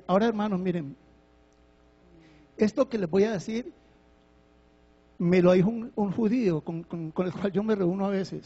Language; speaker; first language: Spanish; native; Spanish